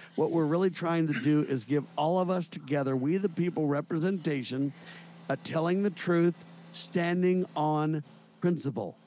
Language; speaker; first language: English; native; English